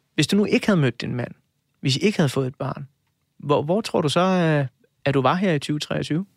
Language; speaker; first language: Danish; native; Danish